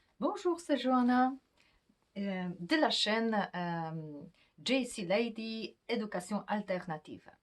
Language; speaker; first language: French; non-native, fluent; Polish